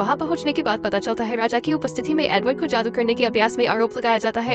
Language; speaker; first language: Hindi; native; Hindi